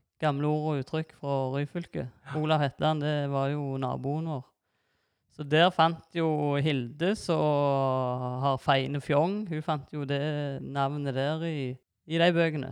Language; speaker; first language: Norwegian; native; Norwegian